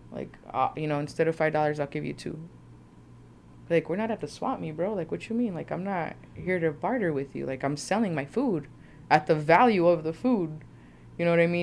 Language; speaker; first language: English; early bilingual, other home language; Spanish